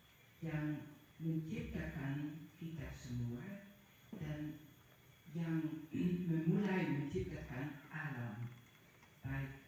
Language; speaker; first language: Indonesian; non-native, fluent; Dutch